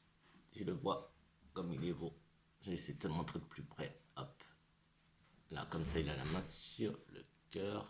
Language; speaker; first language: French; native; French